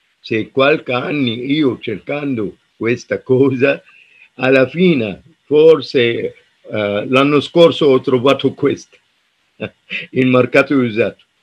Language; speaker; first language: Italian; non-native, learner; Arabic